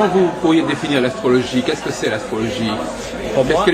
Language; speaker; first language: French; native; French